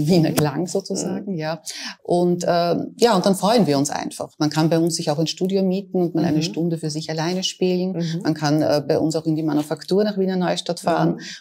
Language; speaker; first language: German; native; German